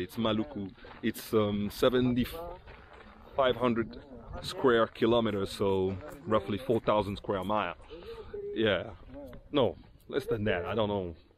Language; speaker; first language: English; non-native, fluent; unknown